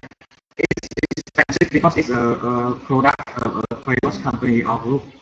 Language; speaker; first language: English; non-native, learner; Vietnamese